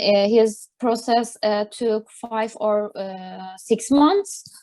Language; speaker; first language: English; non-native, learner; Turkish